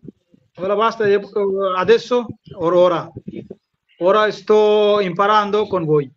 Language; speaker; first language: Italian; non-native, learner; Bangla